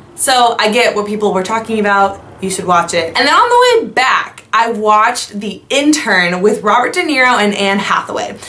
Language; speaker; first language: English; native; English